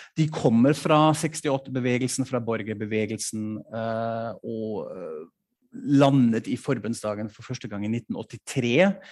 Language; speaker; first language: Norwegian; non-native, fluent; German